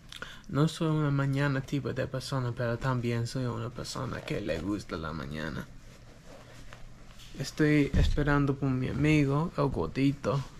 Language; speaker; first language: Spanish; non-native, learner; English